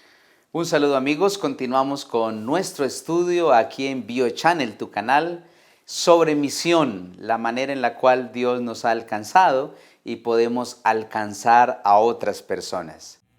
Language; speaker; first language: Spanish; native; Spanish